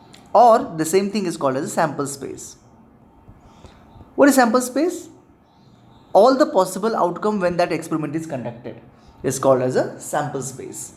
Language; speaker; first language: English; non-native, local second language; Hindi